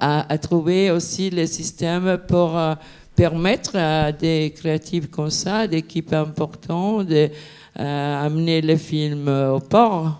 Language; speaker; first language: French; non-native, fluent; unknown